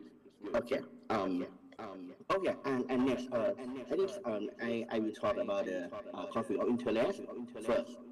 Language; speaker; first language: English; non-native, learner; Thai